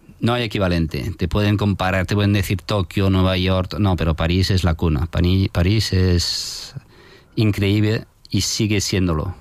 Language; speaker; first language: Spanish; non-native, fluent; French